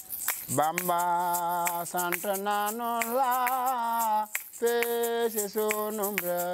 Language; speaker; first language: Spanish; non-native, local second language; Wolof